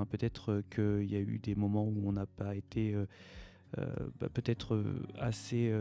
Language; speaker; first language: French; native; French